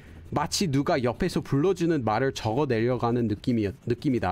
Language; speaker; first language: Korean; non-native, fluent; English